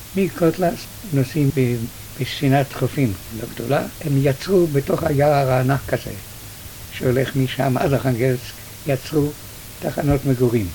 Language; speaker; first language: Hebrew; early bilingual, other home language; Yiddish